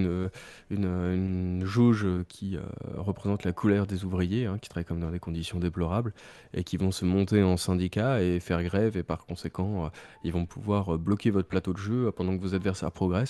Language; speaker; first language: French; native; French